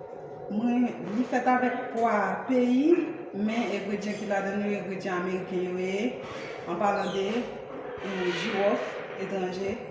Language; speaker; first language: French; non-native, learner; Haitian Creole